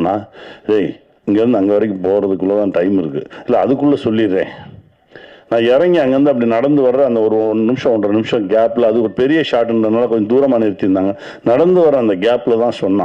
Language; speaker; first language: Tamil; native; Tamil